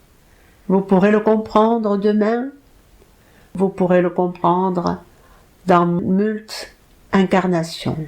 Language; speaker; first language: French; native; French